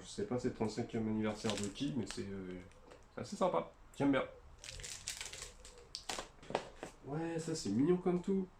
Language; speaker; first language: French; native; French